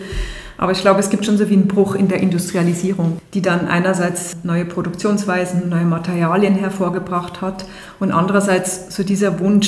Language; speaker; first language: German; native; German